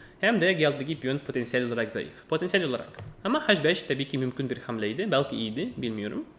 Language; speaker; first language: Turkish; non-native, fluent; Russian